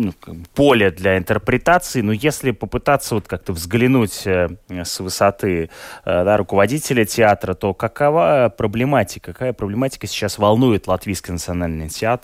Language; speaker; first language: Russian; native; Russian